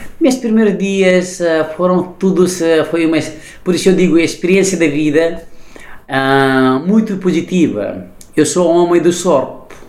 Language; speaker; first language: Portuguese; non-native, fluent; Nepali